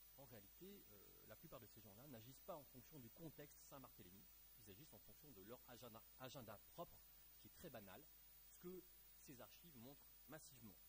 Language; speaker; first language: French; native; French